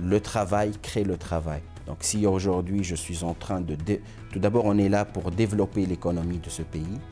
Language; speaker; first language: French; non-native, local second language; Arabic